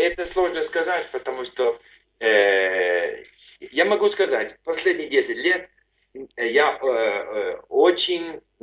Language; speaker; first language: Russian; non-native, learner; English